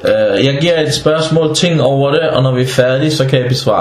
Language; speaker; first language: Danish; early bilingual, other home language; Arabic